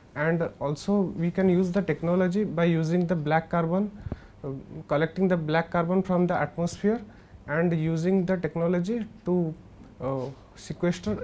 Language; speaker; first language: English; non-native, local second language; Odia